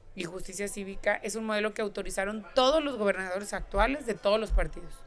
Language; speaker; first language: Spanish; native; Spanish